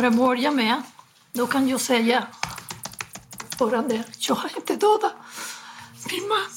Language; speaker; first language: Swedish; non-native, fluent; Spanish